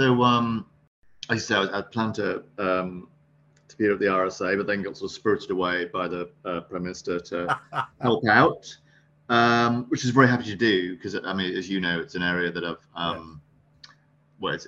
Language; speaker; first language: English; native; English